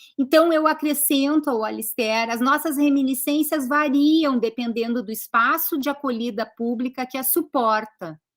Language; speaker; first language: Portuguese; early bilingual, other home language; Greek